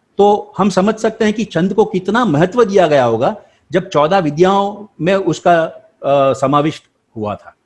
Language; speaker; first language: Hindi; non-native, local second language; Gujarati